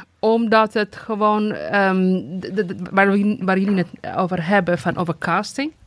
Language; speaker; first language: Dutch; non-native, fluent; Tigrinya